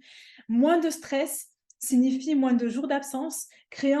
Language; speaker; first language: French; native; French